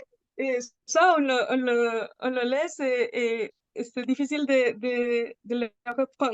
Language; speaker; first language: French; non-native, fluent; Spanish